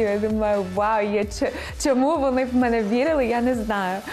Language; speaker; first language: Ukrainian; non-native, fluent; English